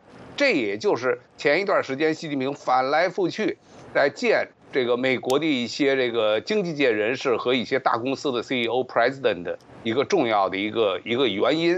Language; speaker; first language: Chinese; native; Chinese